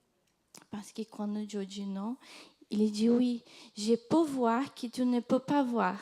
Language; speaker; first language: French; non-native, fluent; Portuguese